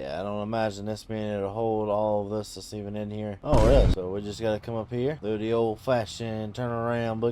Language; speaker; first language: English; native; English